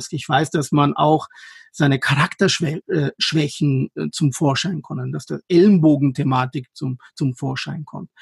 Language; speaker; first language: German; non-native, fluent; Persian